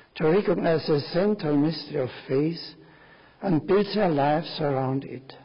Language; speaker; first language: English; non-native, fluent; German